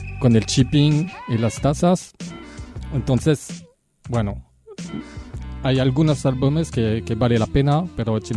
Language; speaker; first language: Spanish; non-native, fluent; French